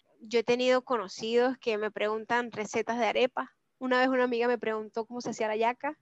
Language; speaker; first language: Spanish; native; Spanish